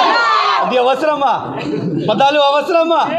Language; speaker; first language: Telugu; non-native, learner; Hindi